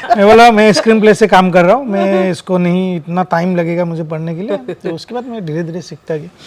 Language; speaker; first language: Hindi; non-native, local second language; Assamese